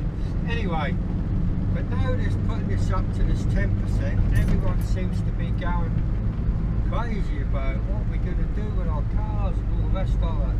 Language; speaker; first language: English; native; English